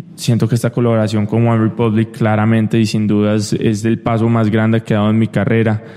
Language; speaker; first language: Spanish; early bilingual, heritage; Spanish